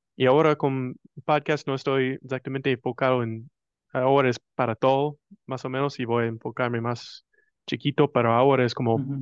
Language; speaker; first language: Spanish; non-native, fluent; English